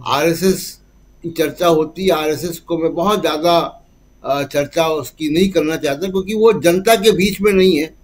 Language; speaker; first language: Hindi; native; Hindi